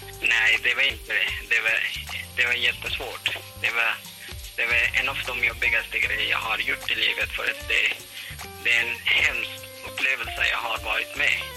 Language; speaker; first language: Swedish; non-native, fluent; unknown